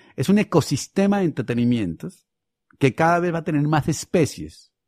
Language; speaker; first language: Spanish; native; Spanish